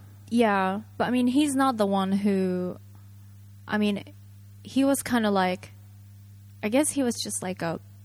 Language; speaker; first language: English; non-native, fluent; Japanese